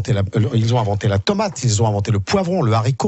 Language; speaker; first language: French; native; French